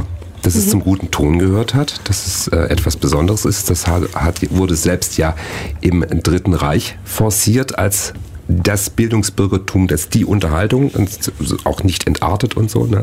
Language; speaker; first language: German; native; German